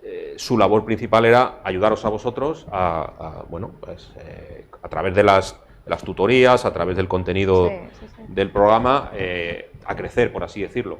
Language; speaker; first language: Spanish; native; Spanish